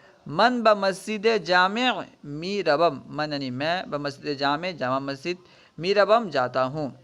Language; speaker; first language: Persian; non-native, fluent; Urdu